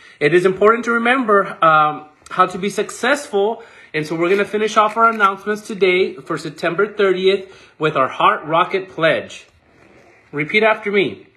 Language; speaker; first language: English; native; English